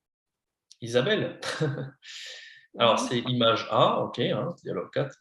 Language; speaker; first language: French; non-native, fluent; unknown